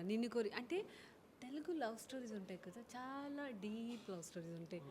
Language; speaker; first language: Telugu; non-native, fluent; Hindi